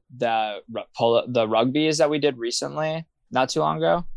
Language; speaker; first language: English; native; English